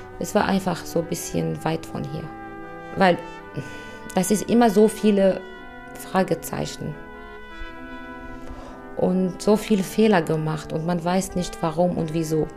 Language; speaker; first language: German; non-native, fluent; Arabic